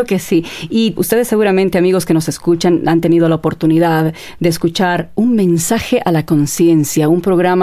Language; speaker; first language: Spanish; native; Spanish